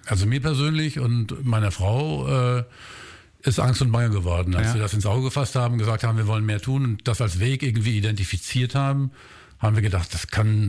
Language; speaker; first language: German; native; German